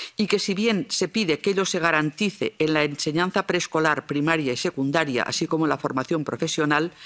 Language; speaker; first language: Spanish; non-native, local second language; Catalan